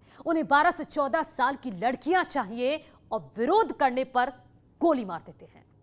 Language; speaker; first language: Hindi; native; Hindi